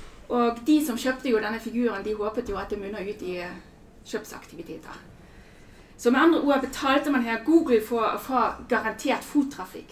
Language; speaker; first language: Norwegian; non-native, fluent; German